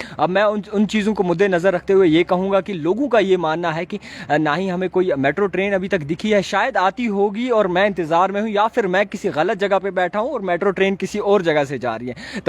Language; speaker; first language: Hindi; non-native, local second language; Kashmiri